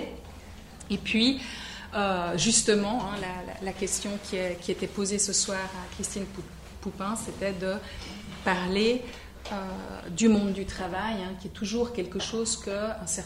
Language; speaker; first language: French; native; French